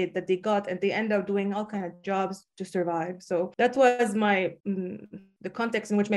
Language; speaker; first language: English; native; English